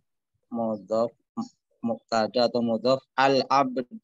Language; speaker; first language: Arabic; non-native, learner; Indonesian